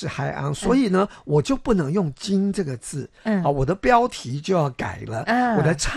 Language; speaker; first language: Chinese; non-native, local second language; Min Nan Chinese